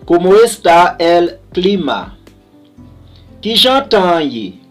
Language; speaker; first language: Spanish; non-native, learner; Haitian Creole